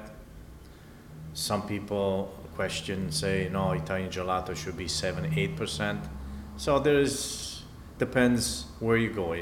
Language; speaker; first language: English; non-native, fluent; Italian